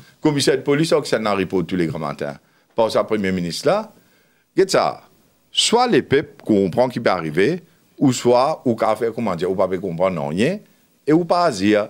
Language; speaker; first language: French; non-native, local second language; Morisyen